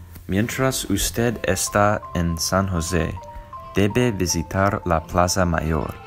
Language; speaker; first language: Spanish; non-native, learner; English